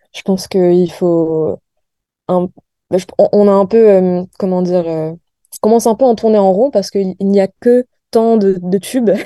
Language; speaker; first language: French; native; French